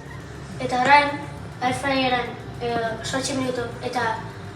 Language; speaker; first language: Basque; non-native, local second language; Spanish